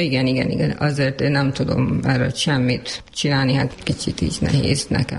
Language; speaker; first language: Hungarian; non-native, learner; Urdu